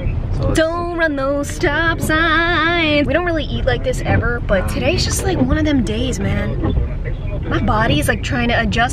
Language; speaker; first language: English; native; English